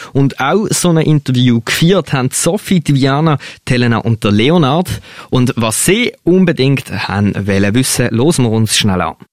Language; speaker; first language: German; native; German